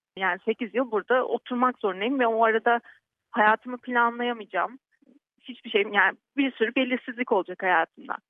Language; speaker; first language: Turkish; native; Turkish